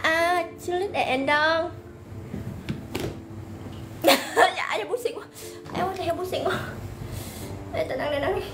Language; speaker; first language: Indonesian; non-native, learner; Vietnamese